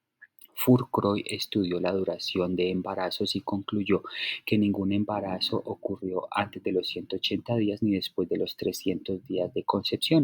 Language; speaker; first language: Spanish; native; Spanish